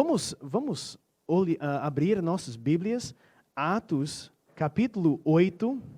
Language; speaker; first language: Portuguese; non-native, fluent; English